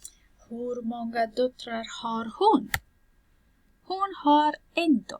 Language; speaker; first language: Swedish; non-native, fluent; Persian